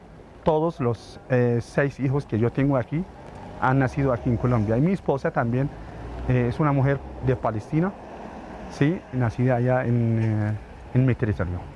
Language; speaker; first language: Spanish; non-native, fluent; Arabic